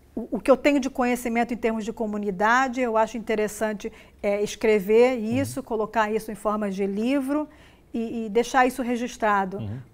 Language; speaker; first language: Portuguese; native; Portuguese